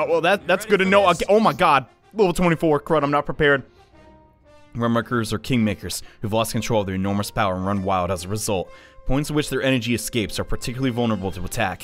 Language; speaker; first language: English; native; English